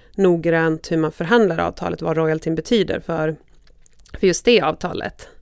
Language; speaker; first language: Swedish; native; Swedish